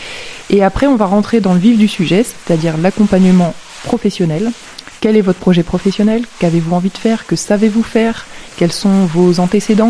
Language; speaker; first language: French; native; French